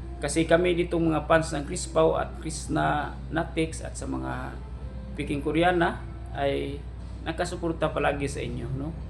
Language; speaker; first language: Filipino; non-native, local second language; Cebuano